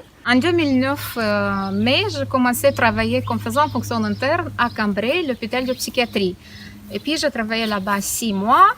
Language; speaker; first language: French; non-native, fluent; Romanian